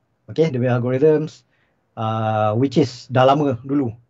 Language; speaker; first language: English; non-native, local second language; Malay